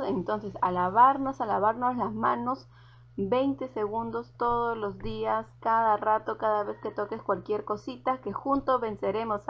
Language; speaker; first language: Spanish; native; Spanish